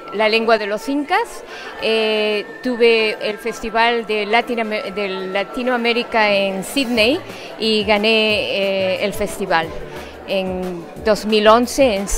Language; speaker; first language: Spanish; non-native, fluent; Quechua